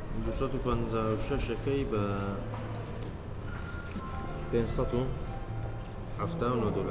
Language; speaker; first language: Turkish; non-native, learner; Central Kurdish